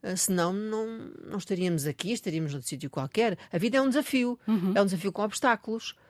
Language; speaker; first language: Portuguese; native; Portuguese